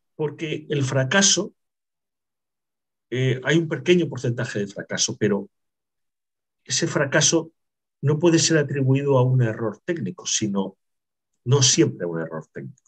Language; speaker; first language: Spanish; native; Spanish